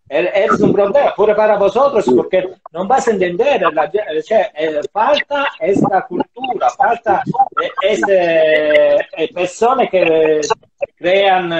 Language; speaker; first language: Spanish; non-native, learner; Italian